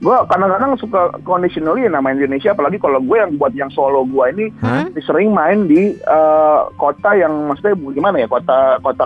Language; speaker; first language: Indonesian; native; Indonesian